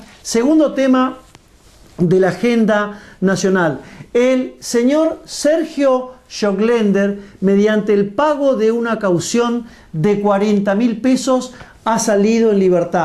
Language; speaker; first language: Spanish; native; Spanish